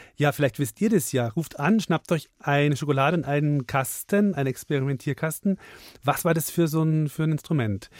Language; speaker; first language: German; native; German